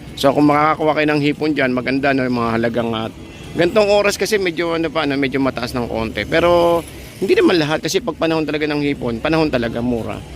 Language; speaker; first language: Filipino; native; Filipino